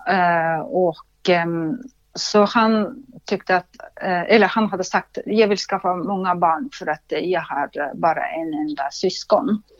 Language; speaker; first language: Swedish; non-native, fluent; Russian